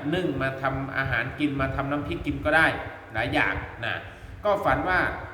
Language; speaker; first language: Thai; non-native, local second language; Northeastern Thai